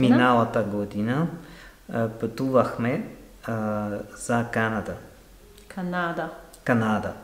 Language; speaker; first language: Bulgarian; non-native, learner; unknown